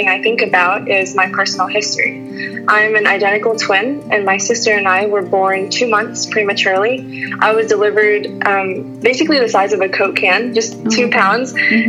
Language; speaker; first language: English; native; English